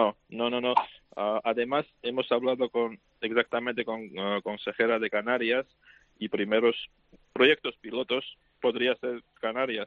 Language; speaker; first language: Spanish; non-native, fluent; Georgian